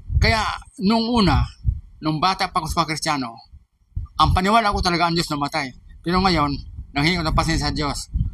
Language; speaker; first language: Filipino; non-native, local second language; Cebuano